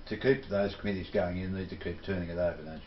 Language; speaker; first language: English; native; English